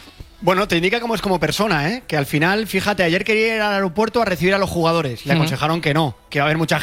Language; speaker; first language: Spanish; native; Spanish